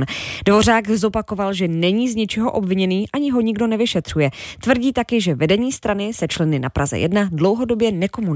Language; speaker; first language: Czech; native; Czech